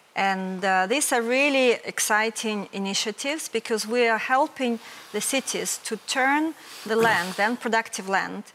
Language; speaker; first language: English; non-native, fluent; Ukrainian